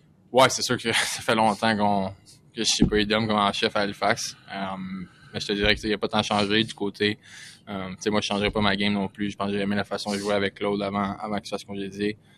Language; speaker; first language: French; native; French